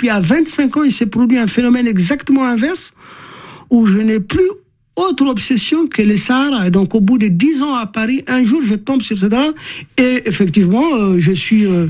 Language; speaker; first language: French; non-native, local second language; Tamasheq